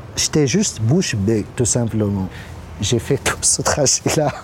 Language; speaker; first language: French; non-native, local second language; Arabic